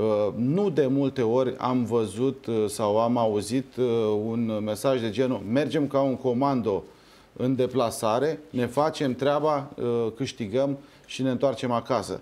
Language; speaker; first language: Romanian; native; Romanian